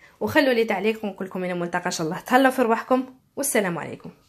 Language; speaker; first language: Arabic; native; Arabic